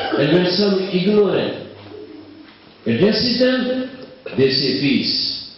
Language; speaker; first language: English; non-native, local second language; Punjabi